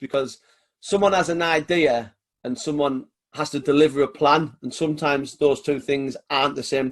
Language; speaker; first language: English; native; English